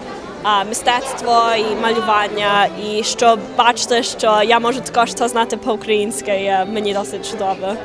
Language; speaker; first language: Ukrainian; early bilingual, heritage; English